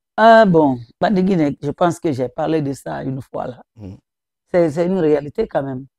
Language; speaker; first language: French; non-native, local second language; Mandingo